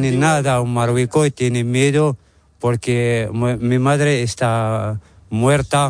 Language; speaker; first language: Spanish; non-native, learner; Arabic